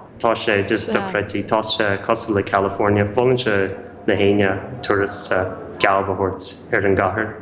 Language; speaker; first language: Irish; non-native, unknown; English